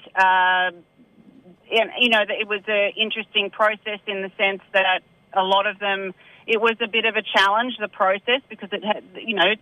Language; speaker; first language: English; native; English